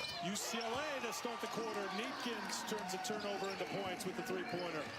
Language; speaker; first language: English; native; English